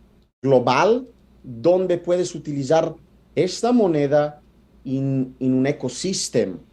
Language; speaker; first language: Spanish; non-native, fluent; Italian